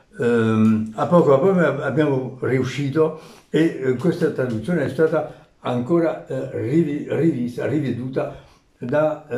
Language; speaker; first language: Italian; early bilingual, heritage; Italian